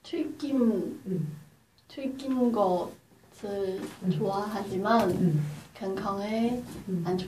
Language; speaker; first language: Korean; non-native, learner; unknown